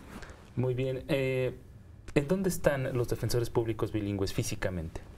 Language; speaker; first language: Spanish; native; Spanish